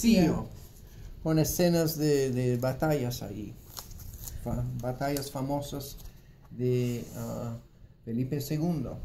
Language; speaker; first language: Spanish; non-native, fluent; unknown